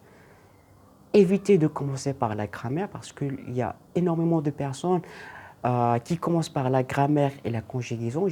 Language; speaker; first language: French; non-native, local second language; Arabic